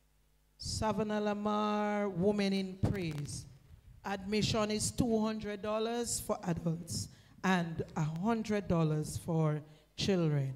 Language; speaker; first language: English; non-native, local second language; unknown